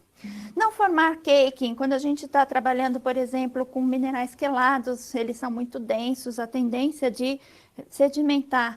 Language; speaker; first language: Portuguese; native; Portuguese